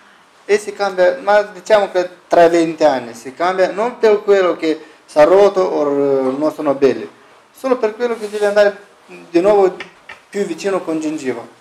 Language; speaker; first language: Italian; non-native, fluent; Romanian